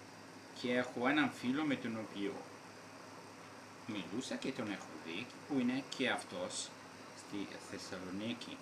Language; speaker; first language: Greek; non-native, fluent; Italian